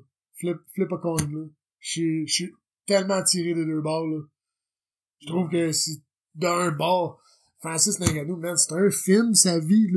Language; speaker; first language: French; native; French